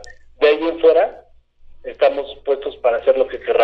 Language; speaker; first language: Spanish; native; Spanish